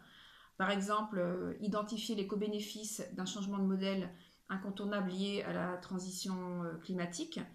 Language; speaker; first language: French; native; French